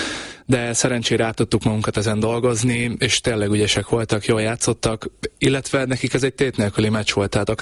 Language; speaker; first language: Hungarian; native; Hungarian